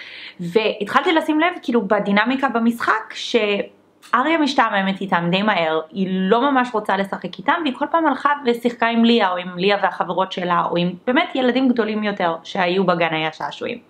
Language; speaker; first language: Hebrew; early bilingual, other home language; English